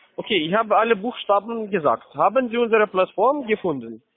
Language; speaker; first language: German; non-native, learner; Russian